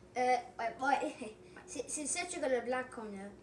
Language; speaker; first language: French; non-native, local second language; English